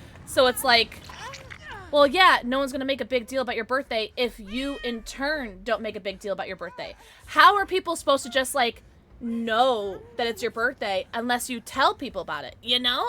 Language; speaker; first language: English; native; English